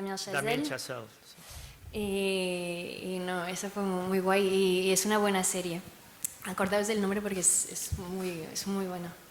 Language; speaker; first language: Spanish; non-native, fluent; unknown